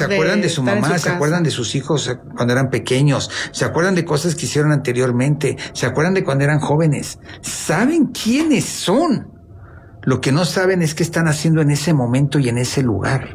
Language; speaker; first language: Spanish; native; Spanish